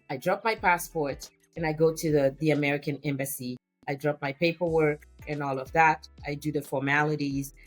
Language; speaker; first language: English; non-native, fluent; French